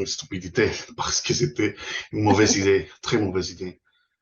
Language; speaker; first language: French; non-native, fluent; Spanish